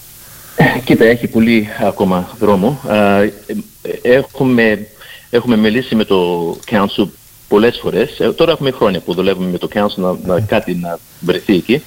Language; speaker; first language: Greek; early bilingual, heritage; Greek